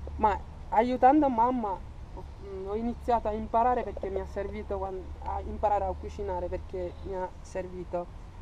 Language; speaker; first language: Italian; non-native, fluent; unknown